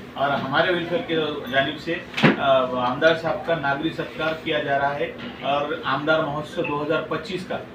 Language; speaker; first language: Hindi; non-native, local second language; Urdu